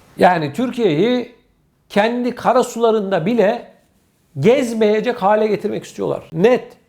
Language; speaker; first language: Turkish; native; Turkish